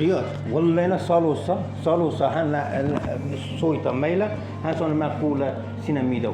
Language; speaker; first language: Finnish; non-native, learner; Turkish